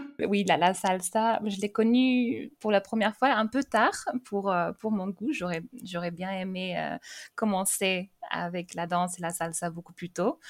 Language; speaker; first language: French; early bilingual, other home language; English